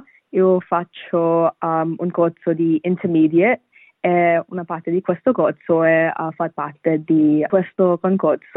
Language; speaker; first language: Italian; non-native, fluent; Bangla